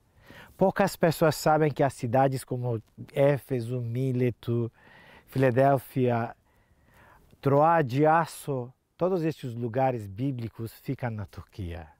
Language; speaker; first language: Portuguese; non-native, fluent; Turkish